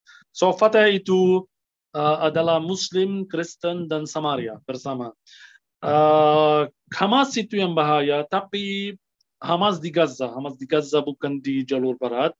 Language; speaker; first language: Indonesian; non-native, fluent; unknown